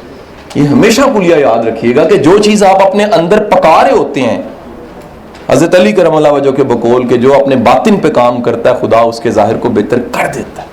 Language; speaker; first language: Urdu; native; Urdu